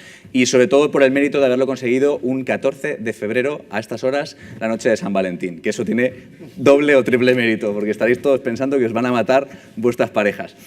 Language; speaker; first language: Spanish; native; Spanish